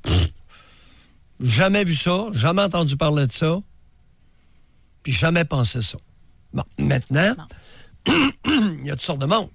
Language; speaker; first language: French; native; French